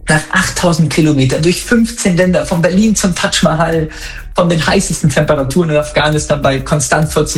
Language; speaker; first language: German; native; German